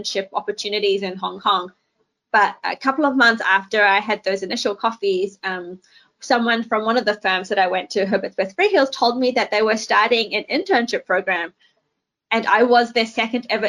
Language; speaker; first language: English; native; English